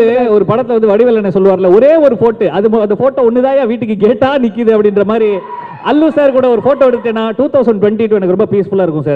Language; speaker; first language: Tamil; native; Tamil